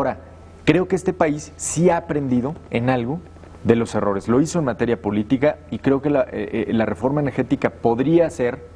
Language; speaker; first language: Spanish; native; Spanish